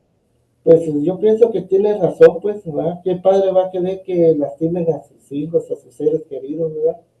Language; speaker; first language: Spanish; native; Spanish